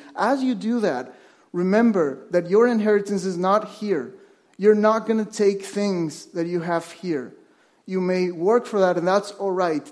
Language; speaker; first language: English; non-native, fluent; Spanish